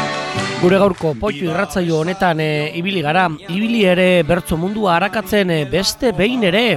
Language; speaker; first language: Basque; native; Basque